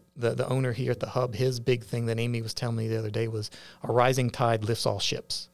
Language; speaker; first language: English; native; English